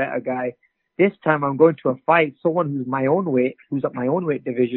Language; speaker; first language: English; native; English